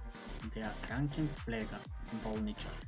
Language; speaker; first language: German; non-native, fluent; Macedonian